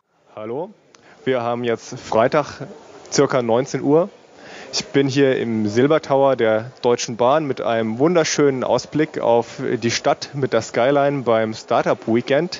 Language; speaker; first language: German; native; German